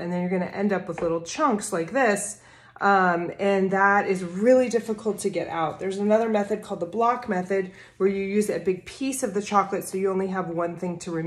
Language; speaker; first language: English; native; English